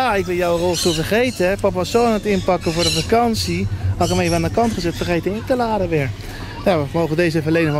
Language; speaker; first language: Dutch; native; Dutch